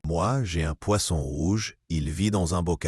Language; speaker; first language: French; non-native, learner; Arabic